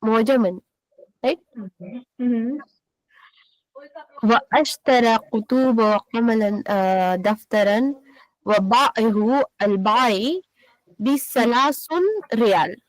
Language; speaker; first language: Arabic; non-native, learner; Hindi